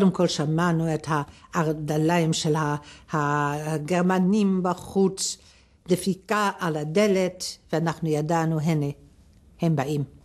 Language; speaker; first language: Hebrew; non-native, fluent; Dutch